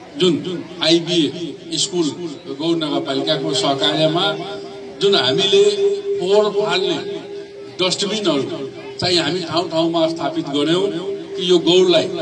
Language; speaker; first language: Nepali; non-native, local second language; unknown